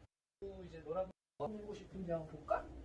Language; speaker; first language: Korean; native; Korean